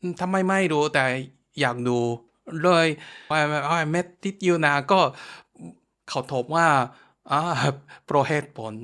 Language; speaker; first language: Thai; non-native, fluent; Japanese